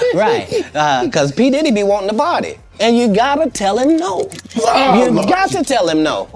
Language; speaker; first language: English; native; English